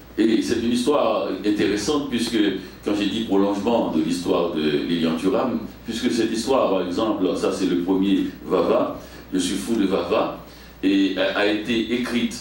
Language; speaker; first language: French; non-native, local second language; Haitian Creole